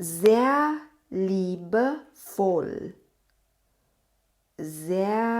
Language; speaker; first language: German; non-native, fluent; Thai